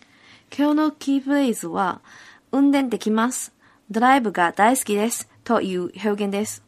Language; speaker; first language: Japanese; non-native, fluent; Cantonese